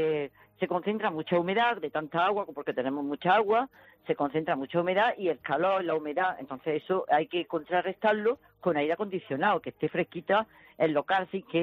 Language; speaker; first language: Spanish; native; Spanish